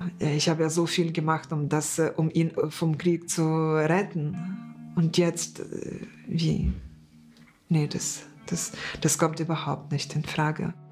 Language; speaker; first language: German; non-native, fluent; Ukrainian